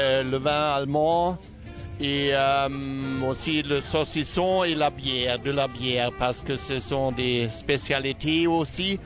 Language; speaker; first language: French; non-native, learner; German